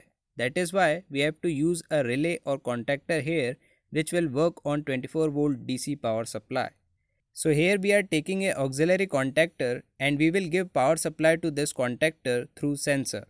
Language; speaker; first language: English; non-native, local second language; Hindi